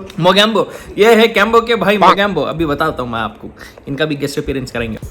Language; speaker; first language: Hindi; non-native, local second language; Urdu